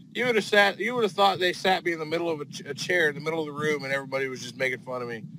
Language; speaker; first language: English; native; English